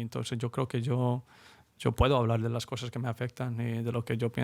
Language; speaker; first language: Spanish; early bilingual, heritage; Spanish